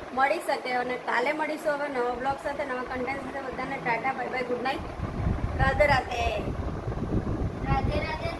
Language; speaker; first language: Gujarati; native; Gujarati